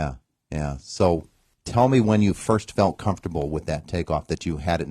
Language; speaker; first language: English; native; English